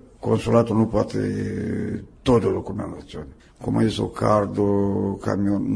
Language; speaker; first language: Spanish; non-native, learner; Romanian